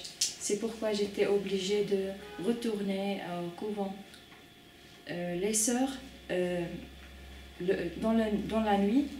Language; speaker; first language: French; non-native, fluent; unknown